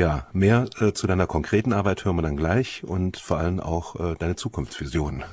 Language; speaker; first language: German; native; German